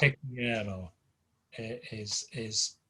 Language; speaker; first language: Spanish; non-native, learner; English